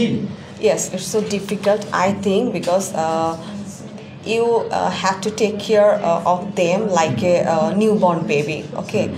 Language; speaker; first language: English; non-native, fluent; Bangla